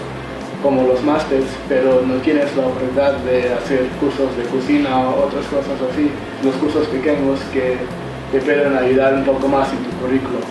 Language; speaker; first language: Spanish; non-native, learner; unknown